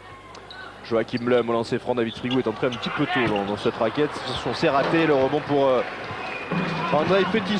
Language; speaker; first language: French; native; French